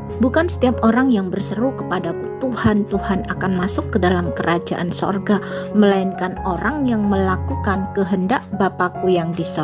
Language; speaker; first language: Indonesian; native; Indonesian